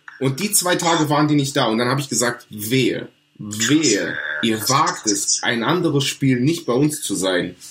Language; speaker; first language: German; early bilingual, other home language; Greek